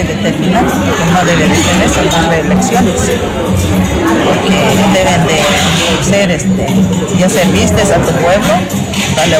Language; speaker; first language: Spanish; non-native, local second language; Tzeltal